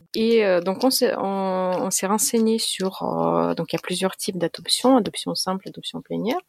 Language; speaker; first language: French; non-native, fluent; Russian